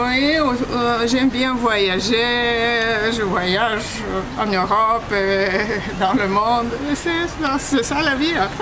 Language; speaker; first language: French; non-native, fluent; Bulgarian